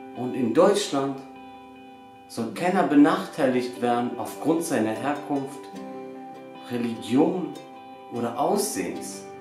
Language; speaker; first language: German; early bilingual, other home language; Albanian